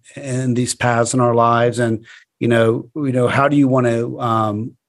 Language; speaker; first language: English; native; English